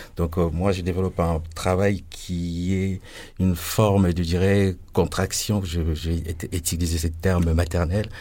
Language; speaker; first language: French; non-native, local second language; Lingala